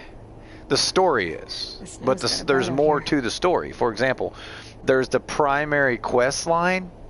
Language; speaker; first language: English; native; English